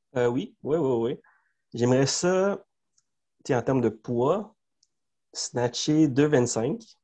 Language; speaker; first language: French; early bilingual, other home language; Spanish